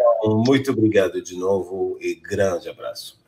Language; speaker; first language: Portuguese; non-native, fluent; French